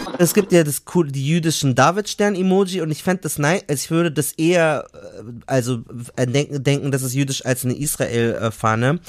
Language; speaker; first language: German; native; German